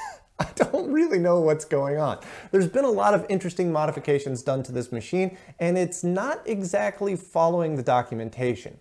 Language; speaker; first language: English; native; English